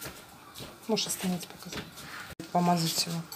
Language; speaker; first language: Russian; non-native, local second language; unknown